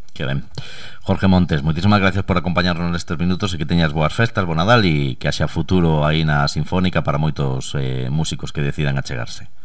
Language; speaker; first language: Galician; native; Galician